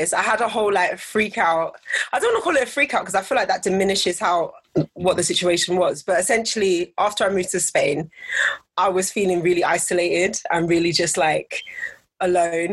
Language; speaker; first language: English; native; English